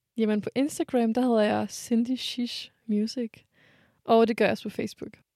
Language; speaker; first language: Danish; early bilingual, other home language; French